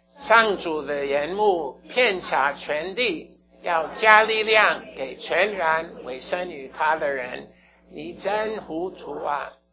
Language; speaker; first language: Chinese; non-native, fluent; English